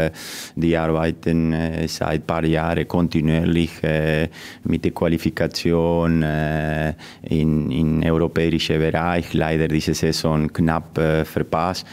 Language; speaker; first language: German; non-native, fluent; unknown